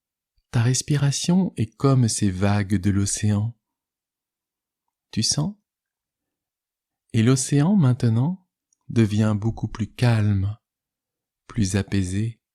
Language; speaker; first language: French; native; French